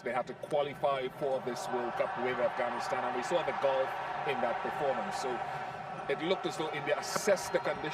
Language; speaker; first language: English; native; English